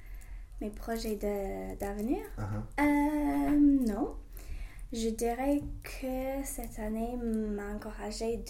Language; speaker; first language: French; non-native, fluent; English